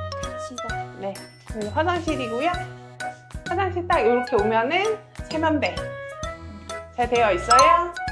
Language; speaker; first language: Korean; native; Korean